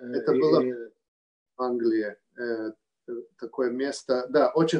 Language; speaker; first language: Russian; early bilingual, heritage; Russian